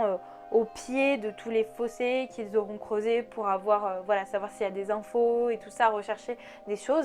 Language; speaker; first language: French; native; French